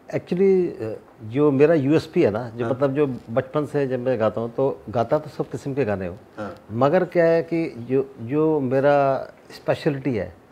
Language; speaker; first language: Hindi; native; Hindi